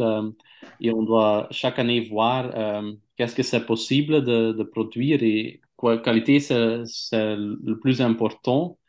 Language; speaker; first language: French; non-native, local second language; Dutch